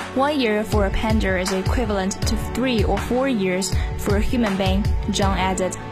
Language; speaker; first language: English; non-native, fluent; Chinese